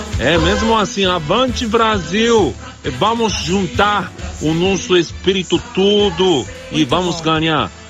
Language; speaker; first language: Portuguese; non-native, fluent; Japanese